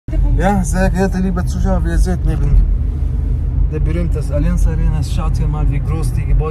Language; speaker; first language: German; non-native, learner; Arabic